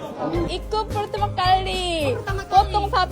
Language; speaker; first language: Indonesian; non-native, learner; Korean